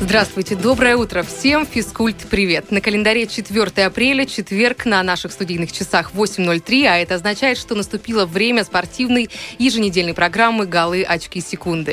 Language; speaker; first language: Russian; native; Russian